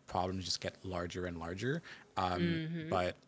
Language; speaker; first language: English; native; English